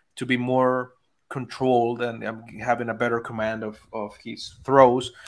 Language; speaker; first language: English; non-native, fluent; Spanish